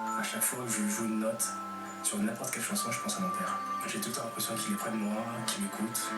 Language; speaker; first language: French; early bilingual, other home language; Lingala